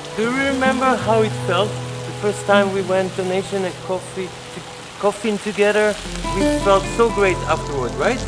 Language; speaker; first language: English; non-native, fluent; Hebrew